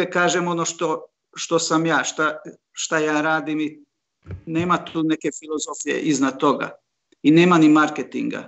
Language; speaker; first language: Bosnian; non-native, local second language; Hungarian